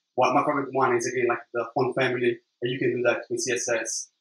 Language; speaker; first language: English; non-native, fluent; Italian